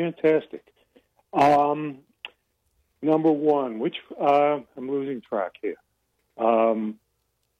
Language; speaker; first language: English; native; English